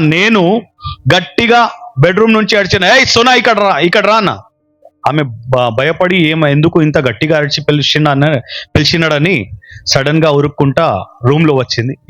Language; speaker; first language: Telugu; non-native, local second language; Urdu